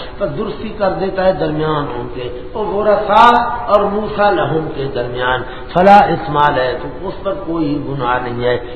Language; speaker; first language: Urdu; non-native, local second language; Punjabi